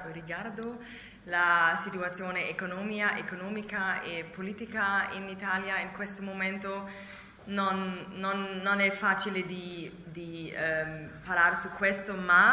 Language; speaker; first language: Italian; non-native, learner; German